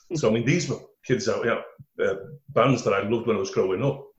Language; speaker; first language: English; native; English